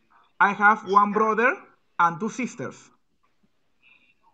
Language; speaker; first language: English; non-native, fluent; Spanish